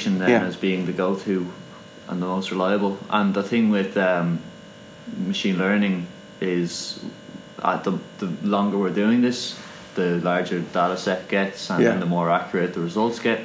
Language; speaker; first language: English; native; English